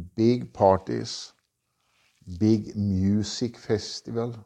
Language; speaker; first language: English; non-native, learner; Norwegian